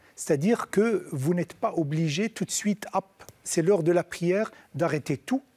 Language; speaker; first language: French; non-native, local second language; Arabic